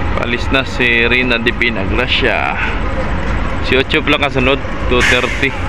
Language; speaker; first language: Filipino; non-native, local second language; Cebuano